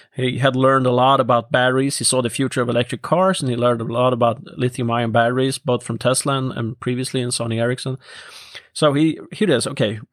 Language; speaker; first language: English; non-native, fluent; Swedish